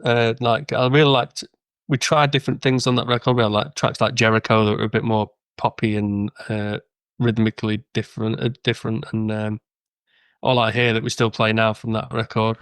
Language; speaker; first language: English; native; English